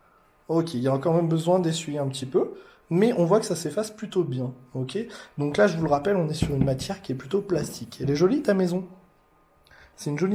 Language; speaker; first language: French; native; French